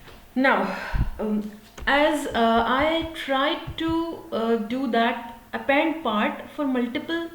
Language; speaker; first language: English; non-native, local second language; Hindi